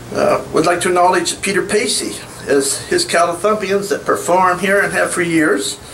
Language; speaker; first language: English; native; English